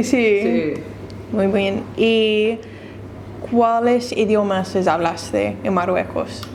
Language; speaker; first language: Spanish; non-native, learner; English